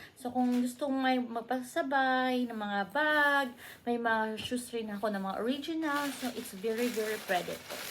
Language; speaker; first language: Filipino; non-native, local second language; Cebuano